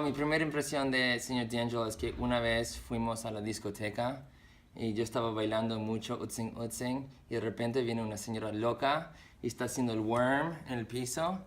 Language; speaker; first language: Spanish; non-native, learner; English